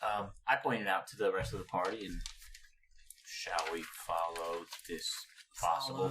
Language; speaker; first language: English; native; English